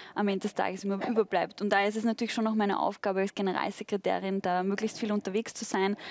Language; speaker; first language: German; native; German